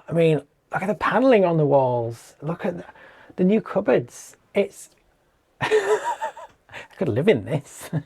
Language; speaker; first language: English; native; English